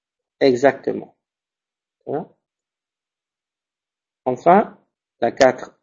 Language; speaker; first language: French; non-native, fluent; Spanish